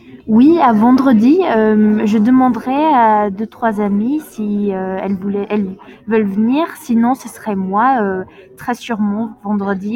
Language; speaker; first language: French; non-native, learner; English